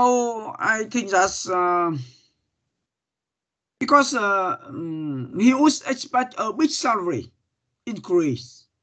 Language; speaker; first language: English; non-native, learner; Vietnamese